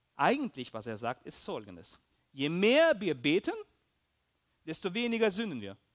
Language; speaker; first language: German; early bilingual, heritage; Spanish